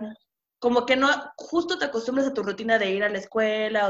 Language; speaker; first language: Spanish; native; Spanish